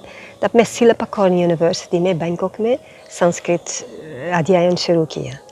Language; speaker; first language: Hindi; non-native, fluent; Dutch